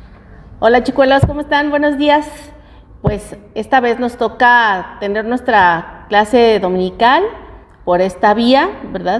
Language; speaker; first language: Spanish; native; Spanish